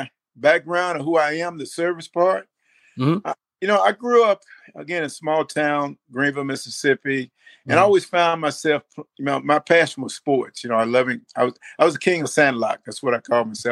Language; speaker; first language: English; native; English